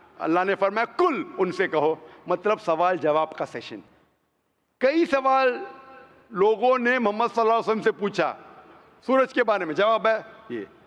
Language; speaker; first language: Hindi; non-native, local second language; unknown